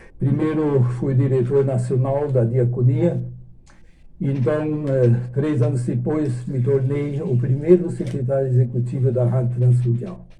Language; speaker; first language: Portuguese; non-native, fluent; German